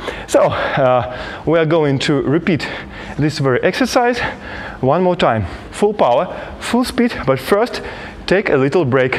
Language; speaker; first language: English; non-native, fluent; Russian